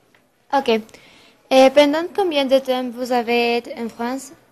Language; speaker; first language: French; non-native, learner; Spanish